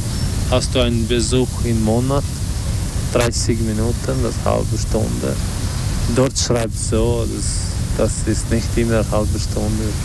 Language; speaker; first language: German; non-native, learner; Albanian